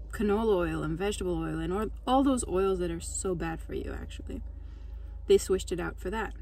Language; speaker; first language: English; non-native, fluent; Turkish